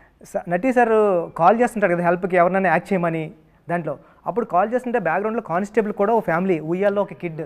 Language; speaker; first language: Telugu; native; Telugu